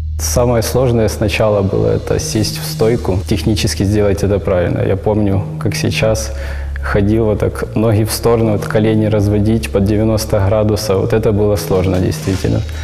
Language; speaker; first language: Russian; non-native, local second language; Ukrainian